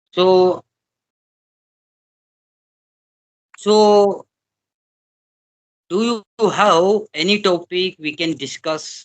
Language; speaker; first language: English; non-native, learner; Hindi